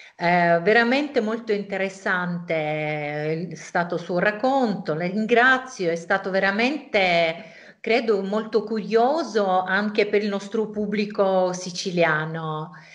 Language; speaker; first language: Italian; non-native, fluent; Russian